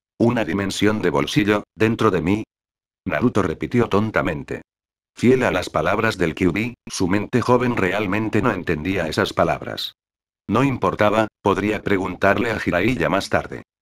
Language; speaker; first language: Spanish; native; Spanish